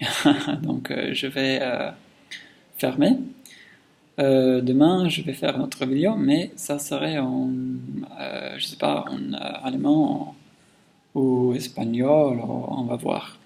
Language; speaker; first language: French; non-native, learner; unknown